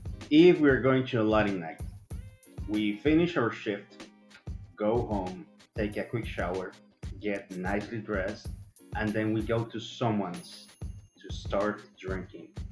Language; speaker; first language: English; non-native, fluent; Spanish